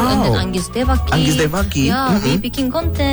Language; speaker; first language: English; non-native, learner; Korean